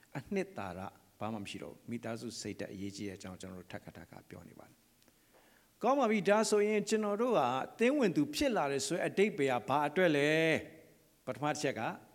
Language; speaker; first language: Burmese; native; Burmese